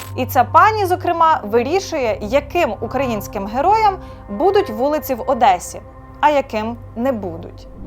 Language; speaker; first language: Ukrainian; native; Ukrainian